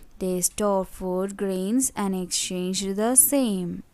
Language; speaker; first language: English; non-native, local second language; Malayalam